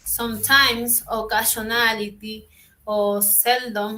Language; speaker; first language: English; non-native, learner; Spanish